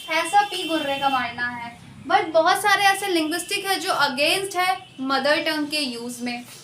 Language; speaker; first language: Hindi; native; Hindi